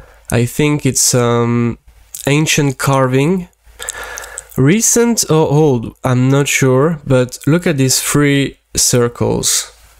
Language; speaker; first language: English; non-native, fluent; French